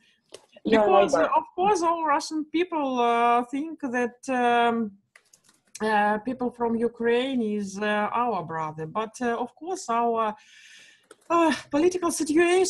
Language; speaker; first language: English; non-native, learner; Russian